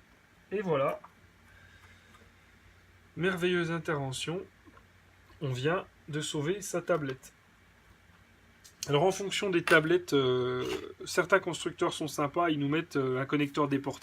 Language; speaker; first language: French; native; French